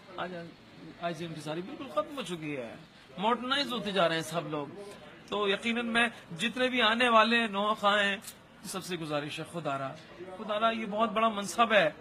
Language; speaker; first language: Urdu; native; Urdu